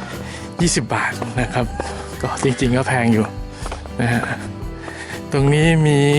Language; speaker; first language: Thai; native; Thai